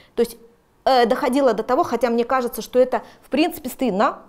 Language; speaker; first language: Russian; native; Russian